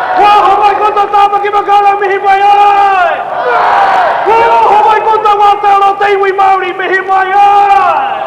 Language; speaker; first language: Māori; native; Māori